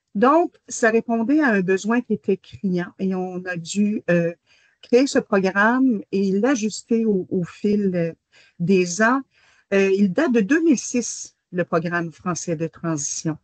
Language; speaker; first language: French; native; French